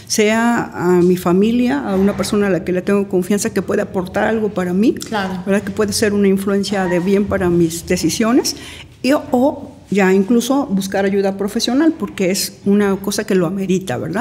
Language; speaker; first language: Spanish; native; Spanish